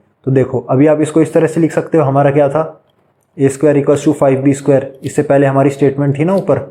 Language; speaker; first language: Hindi; native; Hindi